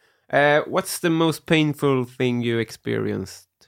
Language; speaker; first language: English; non-native, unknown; Swedish